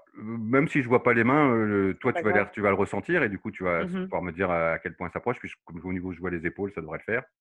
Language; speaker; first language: French; native; French